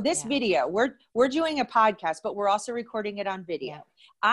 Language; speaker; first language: English; native; English